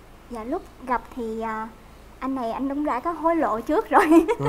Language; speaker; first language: Vietnamese; native; Vietnamese